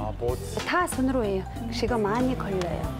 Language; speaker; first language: Korean; non-native, learner; Mongolian